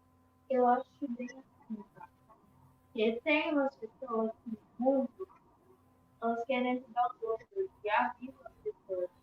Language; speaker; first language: Portuguese; early bilingual, other home language; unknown